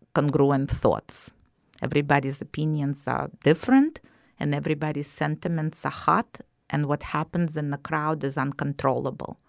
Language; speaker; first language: English; non-native, fluent; Russian